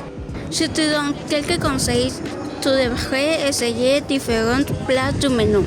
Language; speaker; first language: French; non-native, learner; Spanish